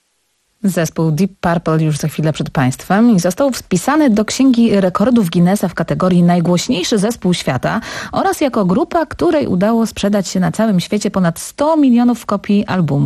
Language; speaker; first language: Polish; native; Polish